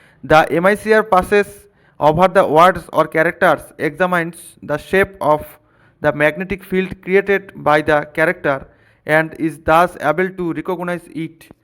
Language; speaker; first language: English; non-native, local second language; Bangla